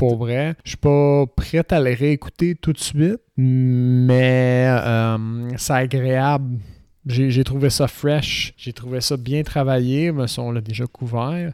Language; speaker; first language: French; native; French